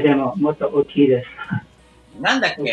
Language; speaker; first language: Japanese; non-native, learner; English